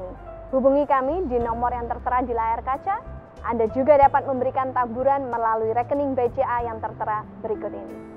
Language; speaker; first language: Indonesian; native; Indonesian